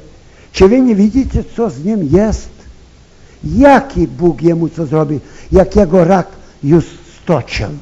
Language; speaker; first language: Polish; early bilingual, heritage; Ukrainian